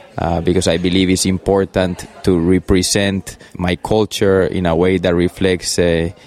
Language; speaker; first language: English; early bilingual, other home language; Spanish